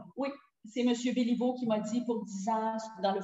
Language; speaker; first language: French; native; French